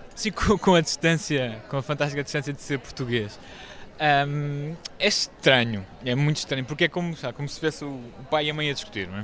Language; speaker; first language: Portuguese; native; Portuguese